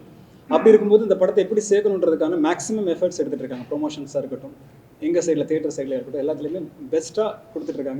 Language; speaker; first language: Tamil; native; Tamil